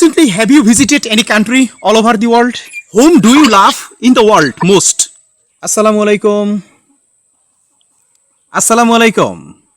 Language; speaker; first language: English; non-native, learner; Bangla